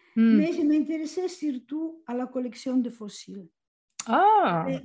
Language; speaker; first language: French; non-native, fluent; Spanish